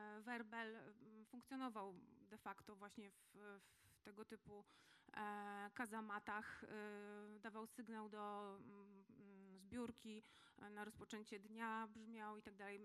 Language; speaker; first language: Polish; native; Polish